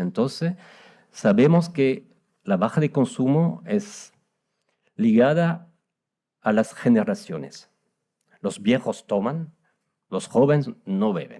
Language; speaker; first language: Spanish; non-native, fluent; French